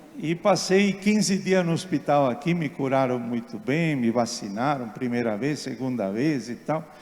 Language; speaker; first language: Portuguese; non-native, fluent; Italian